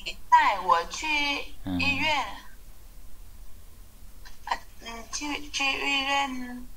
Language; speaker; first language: Chinese; non-native, learner; Vietnamese